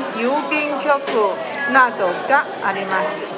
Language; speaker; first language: Japanese; non-native, learner; Chinese